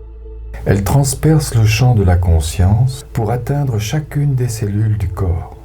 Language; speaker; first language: French; native; French